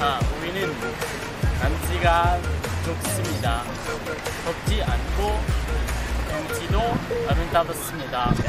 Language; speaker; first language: Korean; non-native, learner; Hmong